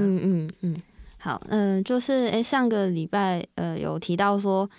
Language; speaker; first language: Chinese; native; Chinese